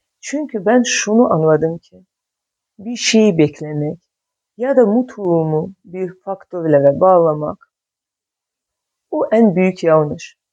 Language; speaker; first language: Turkish; non-native, fluent; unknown